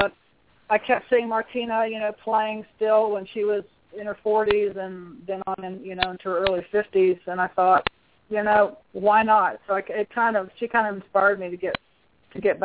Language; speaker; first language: English; native; English